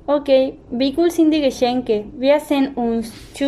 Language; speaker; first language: German; non-native, learner; Spanish